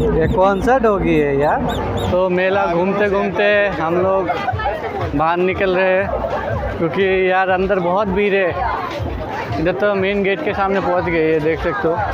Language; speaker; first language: Hindi; non-native, local second language; Bangla